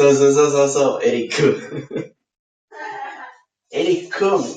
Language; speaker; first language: Japanese; non-native, learner; Spanish